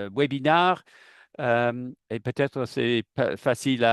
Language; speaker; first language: French; non-native, learner; English